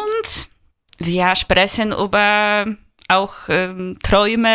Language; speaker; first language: German; non-native, fluent; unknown